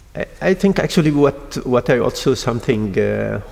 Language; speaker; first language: English; non-native, fluent; Arabic